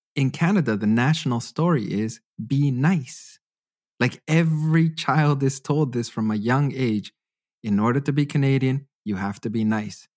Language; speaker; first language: English; native; English